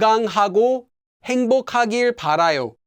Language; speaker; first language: Korean; non-native, fluent; English